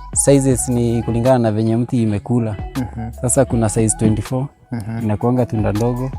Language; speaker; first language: Swahili; non-native, local second language; Kikuyu